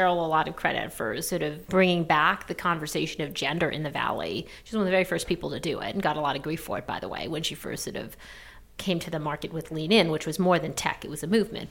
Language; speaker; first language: English; native; English